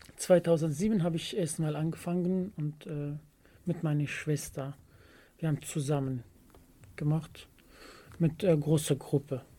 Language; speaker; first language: German; non-native, learner; Kurdish